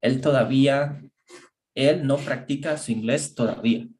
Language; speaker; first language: Spanish; non-native, fluent; English